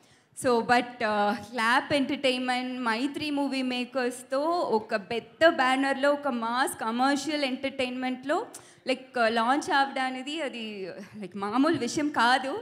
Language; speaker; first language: Telugu; non-native, learner; Tamil